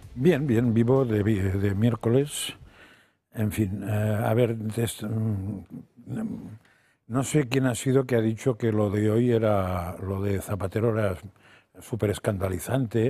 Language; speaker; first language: Spanish; native; Spanish